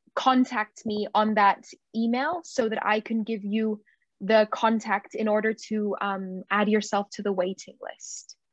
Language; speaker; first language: English; non-native, fluent; Spanish